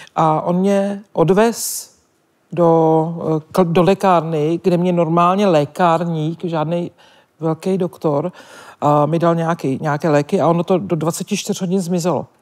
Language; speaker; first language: Czech; native; Czech